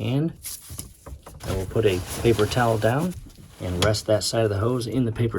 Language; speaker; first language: English; native; English